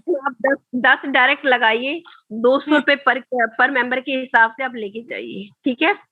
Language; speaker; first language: Hindi; native; Hindi